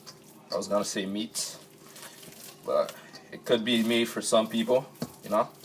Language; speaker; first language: English; non-native, local second language; French